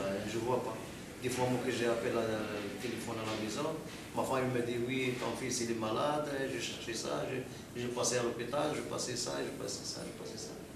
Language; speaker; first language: French; non-native, learner; Arabic